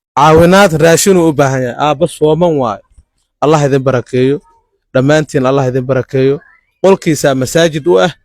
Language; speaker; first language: Somali; native; Somali